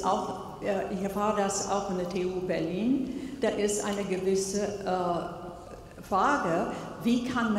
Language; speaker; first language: German; non-native, fluent; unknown